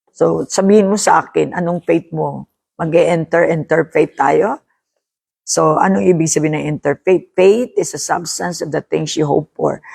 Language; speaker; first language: Filipino; non-native, local second language; Hiligaynon